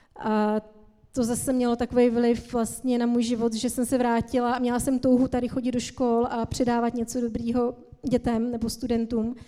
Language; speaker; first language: Czech; native; Czech